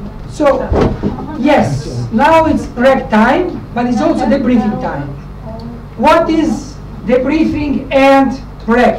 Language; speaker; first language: English; non-native, fluent; Italian